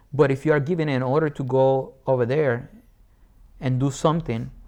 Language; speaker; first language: English; non-native, fluent; Spanish